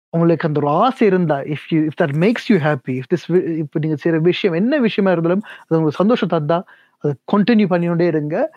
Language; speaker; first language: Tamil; early bilingual, heritage; Tamil